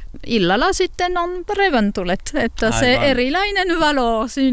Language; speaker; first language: Finnish; non-native, learner; French